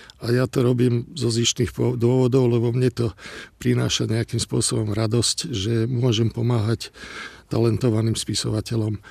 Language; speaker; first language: Slovak; non-native, local second language; Hungarian